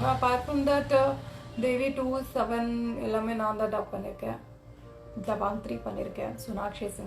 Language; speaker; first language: Tamil; non-native, local second language; Kannada